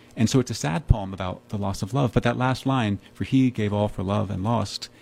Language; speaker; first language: English; native; English